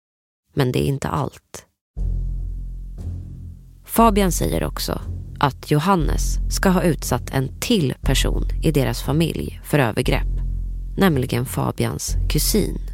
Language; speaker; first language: Swedish; native; Swedish